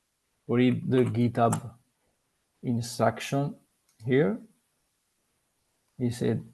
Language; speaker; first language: English; non-native, learner; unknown